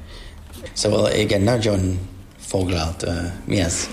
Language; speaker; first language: Hungarian; non-native, learner; English